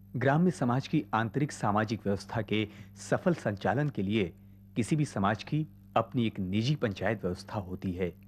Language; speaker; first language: Hindi; native; Hindi